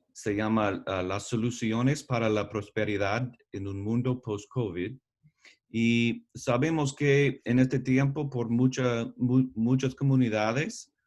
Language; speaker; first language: Spanish; non-native, learner; English